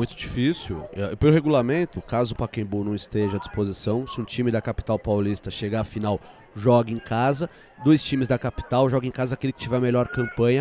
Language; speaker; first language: Portuguese; native; Portuguese